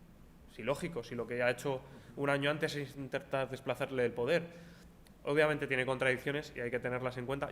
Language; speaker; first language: Spanish; native; Spanish